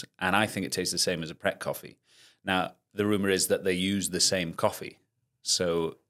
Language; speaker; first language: English; non-native, local second language; Welsh